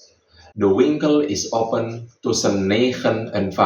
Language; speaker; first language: Dutch; non-native, fluent; Indonesian